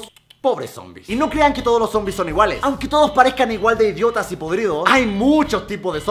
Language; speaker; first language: Spanish; native; Spanish